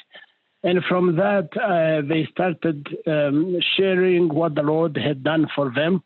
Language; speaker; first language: English; non-native, local second language; Kinyarwanda